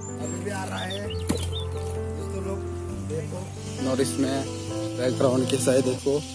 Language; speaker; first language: Hindi; non-native, local second language; Kok Borok